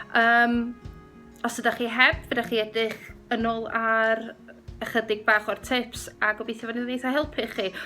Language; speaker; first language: Welsh; native; Welsh